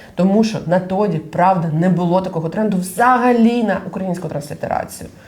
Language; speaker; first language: Ukrainian; non-native, local second language; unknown